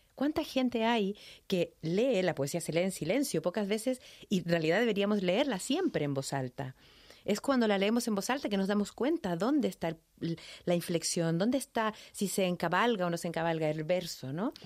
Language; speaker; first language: Spanish; native; Spanish